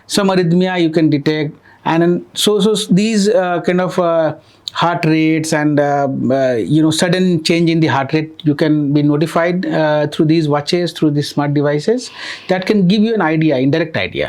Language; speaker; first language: English; non-native, local second language; Bangla